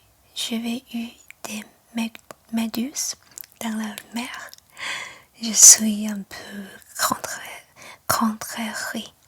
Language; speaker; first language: French; non-native, learner; Chinese